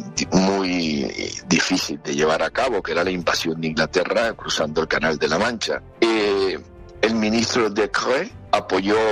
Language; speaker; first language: Spanish; native; Spanish